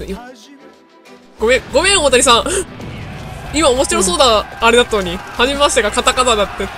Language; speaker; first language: Japanese; native; Japanese